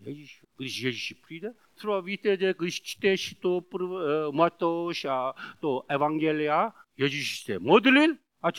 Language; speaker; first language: Czech; non-native, learner; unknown